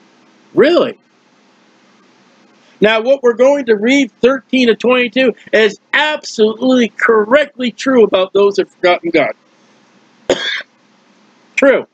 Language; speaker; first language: English; native; English